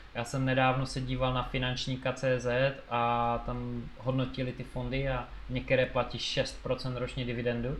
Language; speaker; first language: Czech; native; Czech